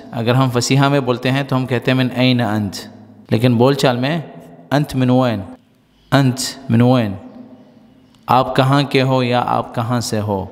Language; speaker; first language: Urdu; non-native, local second language; Pashto